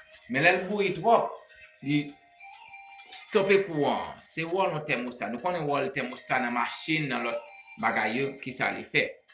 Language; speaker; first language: French; non-native, local second language; Haitian Creole